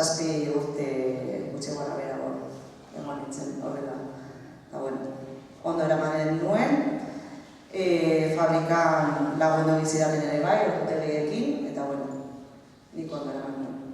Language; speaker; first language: Basque; non-native, local second language; Spanish